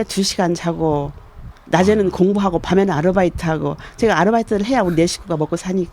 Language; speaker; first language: Korean; native; Korean